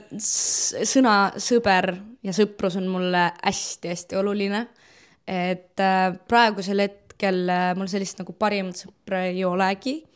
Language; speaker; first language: Estonian; non-native, local second language; Russian